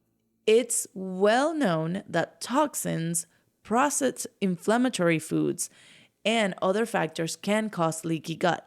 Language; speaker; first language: English; non-native, fluent; Spanish